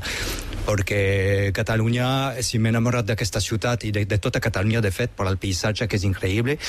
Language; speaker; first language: Catalan; non-native, fluent; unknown